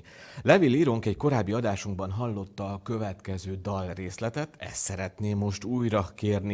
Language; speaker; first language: Hungarian; native; Hungarian